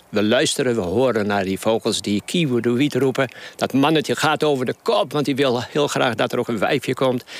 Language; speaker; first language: Dutch; non-native, local second language; Western Frisian